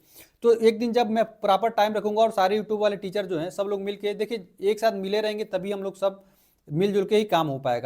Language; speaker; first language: Hindi; native; Hindi